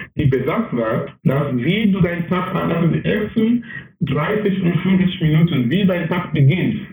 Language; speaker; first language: German; non-native, fluent; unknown